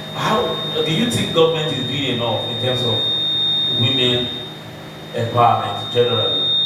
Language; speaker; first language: English; non-native, local second language; Yoruba